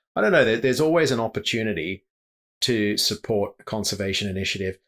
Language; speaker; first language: English; native; English